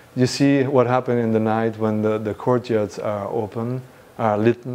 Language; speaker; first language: English; non-native, fluent; Italian